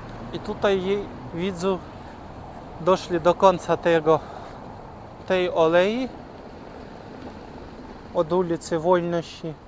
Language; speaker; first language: Polish; non-native, learner; Ukrainian